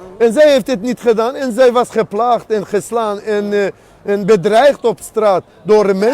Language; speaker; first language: Dutch; non-native, learner; Azerbaijani